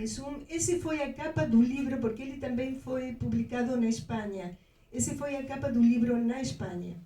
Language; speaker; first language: Portuguese; non-native, fluent; Spanish